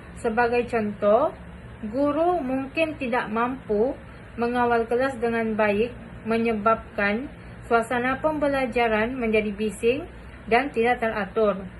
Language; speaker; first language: Malay; native; Malay